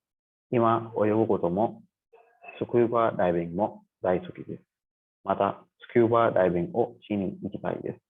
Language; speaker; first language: Japanese; non-native, learner; Hindi